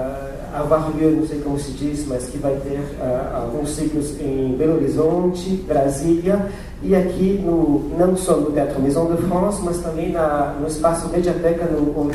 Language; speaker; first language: Portuguese; non-native, fluent; French